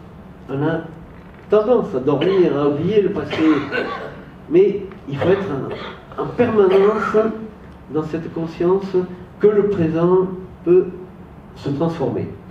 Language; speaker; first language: French; native; French